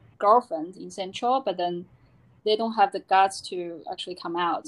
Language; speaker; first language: English; non-native, fluent; Chinese